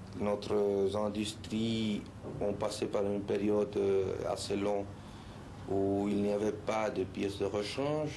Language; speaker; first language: French; non-native, learner; Spanish